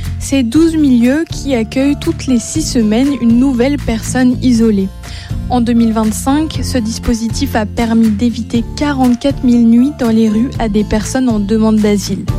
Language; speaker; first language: French; native; French